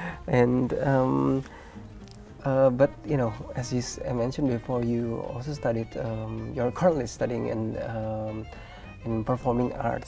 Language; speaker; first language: English; non-native, fluent; Indonesian